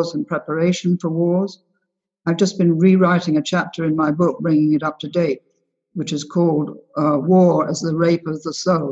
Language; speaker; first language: English; native; English